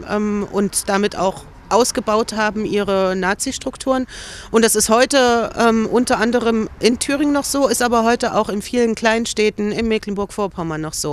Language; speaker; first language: German; native; German